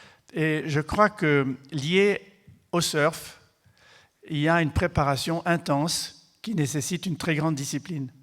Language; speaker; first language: French; native; French